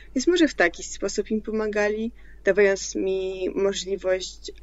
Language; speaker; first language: Polish; early bilingual, other home language; Russian